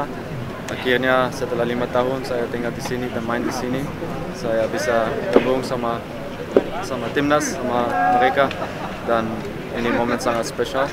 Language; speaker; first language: Indonesian; non-native, fluent; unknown